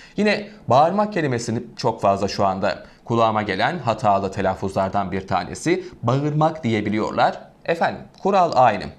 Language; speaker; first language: Turkish; native; Turkish